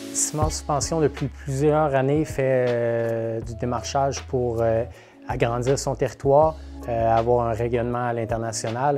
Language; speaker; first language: French; native; French